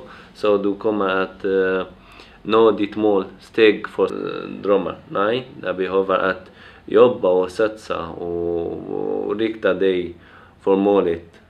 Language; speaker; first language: Swedish; non-native, fluent; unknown